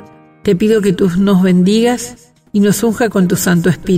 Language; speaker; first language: Spanish; native; Spanish